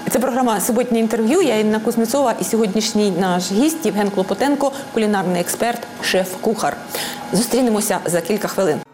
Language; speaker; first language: Ukrainian; native; Ukrainian